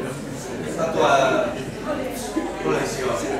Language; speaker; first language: Italian; non-native, learner; Spanish